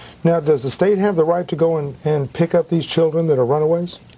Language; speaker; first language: English; early bilingual, other home language; Spanish